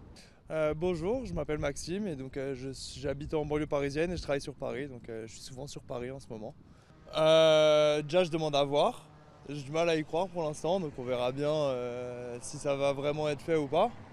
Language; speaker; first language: French; native; French